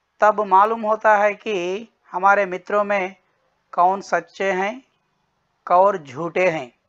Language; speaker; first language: Hindi; non-native, local second language; Telugu